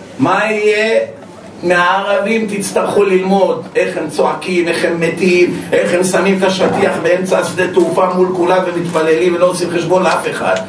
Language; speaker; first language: Hebrew; native; Hebrew